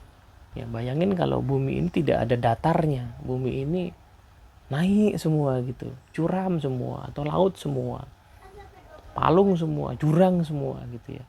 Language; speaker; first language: Indonesian; native; Indonesian